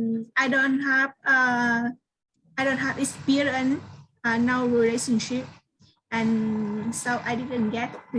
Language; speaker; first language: English; non-native, learner; Vietnamese